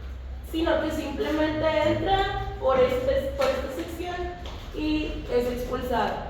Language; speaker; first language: Spanish; native; Spanish